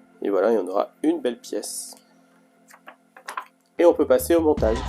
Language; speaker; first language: French; native; French